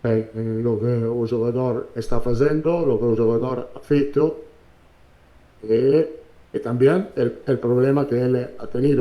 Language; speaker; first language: Portuguese; non-native, learner; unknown